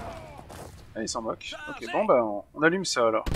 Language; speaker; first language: French; native; French